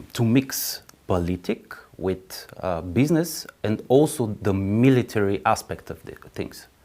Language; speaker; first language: English; non-native, fluent; Bulgarian